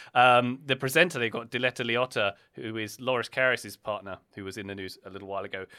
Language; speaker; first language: English; native; English